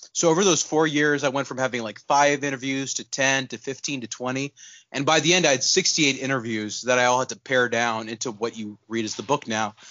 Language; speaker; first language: English; non-native, local second language; Urdu